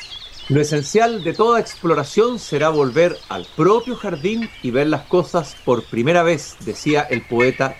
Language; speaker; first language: Spanish; native; Spanish